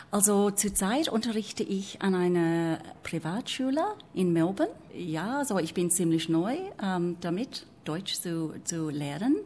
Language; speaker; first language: German; non-native, fluent; English